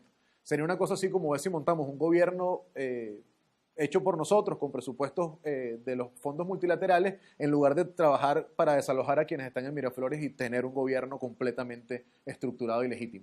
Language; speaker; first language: Spanish; native; Spanish